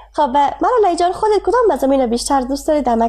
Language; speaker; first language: Persian; native; Persian